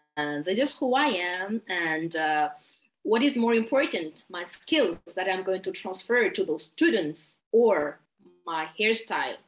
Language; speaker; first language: English; non-native, fluent; Malagasy